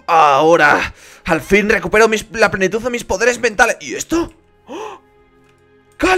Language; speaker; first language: Spanish; native; Spanish